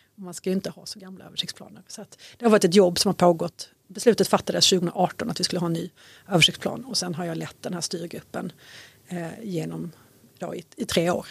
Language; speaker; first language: Swedish; native; Swedish